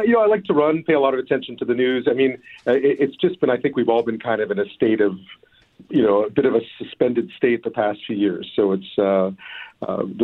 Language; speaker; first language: English; native; English